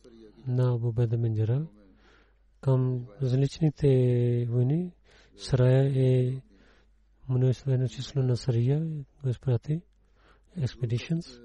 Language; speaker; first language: Bulgarian; non-native, learner; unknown